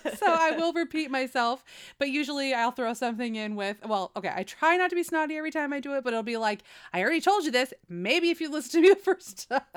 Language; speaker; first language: English; early bilingual, other home language; Spanish